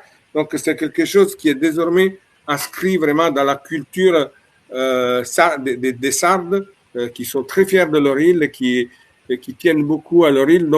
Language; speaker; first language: French; non-native, fluent; Italian